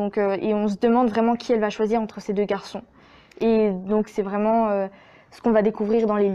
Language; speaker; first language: French; native; French